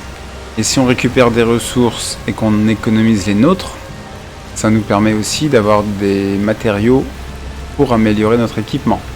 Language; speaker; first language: French; native; French